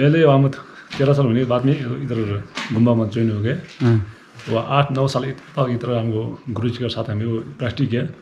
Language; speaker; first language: Hindi; non-native, fluent; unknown